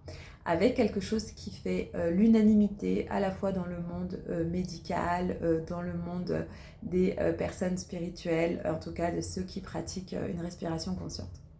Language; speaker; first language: French; native; French